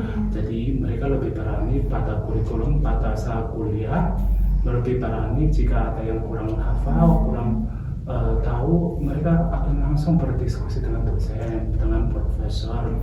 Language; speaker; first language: Indonesian; non-native, fluent; Chinese